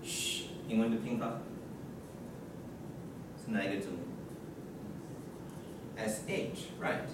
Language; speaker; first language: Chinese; non-native, learner; English